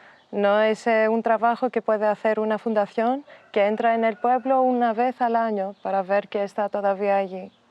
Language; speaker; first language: Spanish; non-native, fluent; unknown